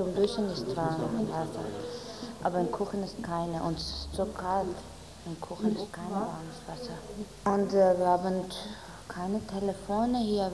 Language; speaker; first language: German; non-native, learner; Persian